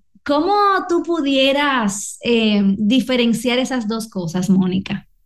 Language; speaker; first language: Spanish; native; Spanish